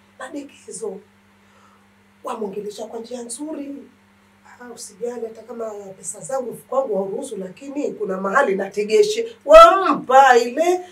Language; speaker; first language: Swahili; native; Swahili